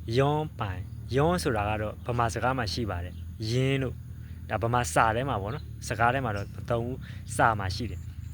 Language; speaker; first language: Burmese; non-native, local second language; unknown